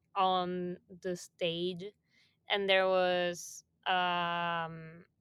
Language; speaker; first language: English; non-native, fluent; Spanish